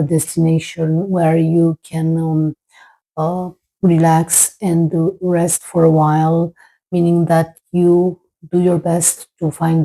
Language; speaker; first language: English; non-native, fluent; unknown